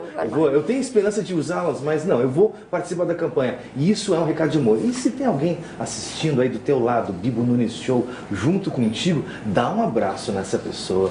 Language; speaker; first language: Portuguese; native; Portuguese